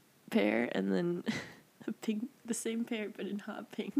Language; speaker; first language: English; native; English